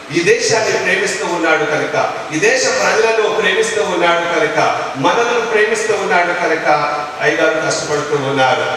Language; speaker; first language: Telugu; non-native, local second language; Lambadi